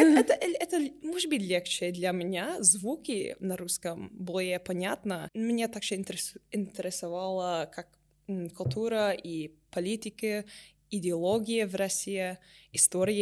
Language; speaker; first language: Russian; non-native, learner; English